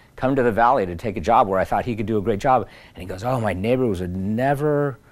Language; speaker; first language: English; native; English